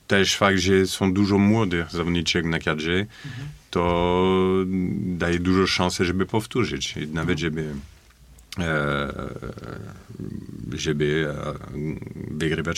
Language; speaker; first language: Polish; non-native, fluent; French